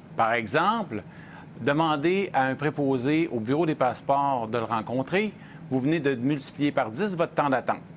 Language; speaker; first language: French; native; French